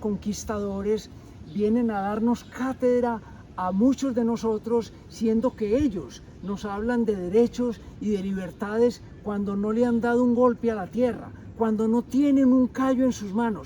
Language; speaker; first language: Spanish; native; Spanish